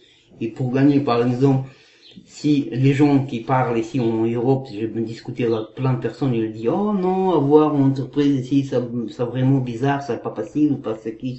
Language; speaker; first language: French; non-native, learner; Kazakh